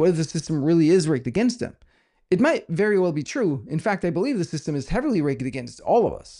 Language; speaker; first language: English; non-native, fluent; Danish